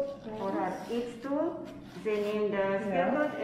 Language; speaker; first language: Dutch; non-native, learner; Filipino